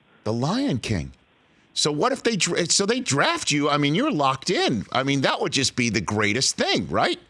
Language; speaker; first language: English; native; English